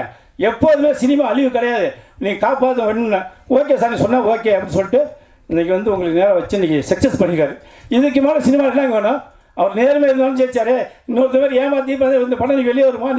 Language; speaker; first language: Tamil; native; Tamil